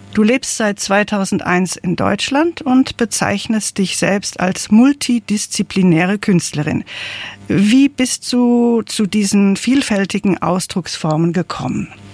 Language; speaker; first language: German; native; German